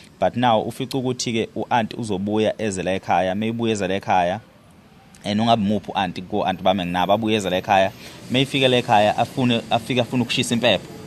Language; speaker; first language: Zulu; native; Zulu